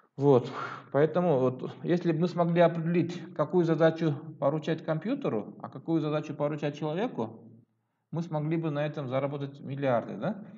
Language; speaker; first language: Russian; non-native, local second language; Kyrgyz